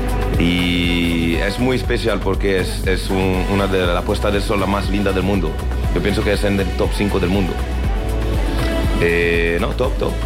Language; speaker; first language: Spanish; non-native, learner; French